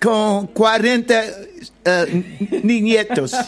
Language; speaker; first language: Spanish; non-native, learner; English